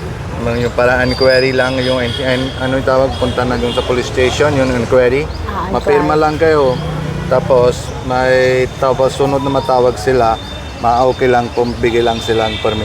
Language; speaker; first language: Filipino; non-native, learner; Punjabi